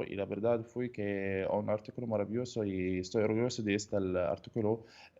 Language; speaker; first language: Spanish; non-native, learner; Arabic